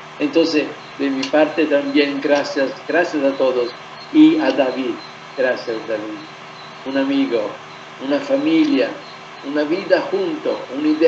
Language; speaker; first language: Spanish; non-native, fluent; Italian